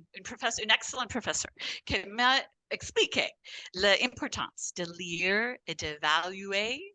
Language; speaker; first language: French; non-native, fluent; English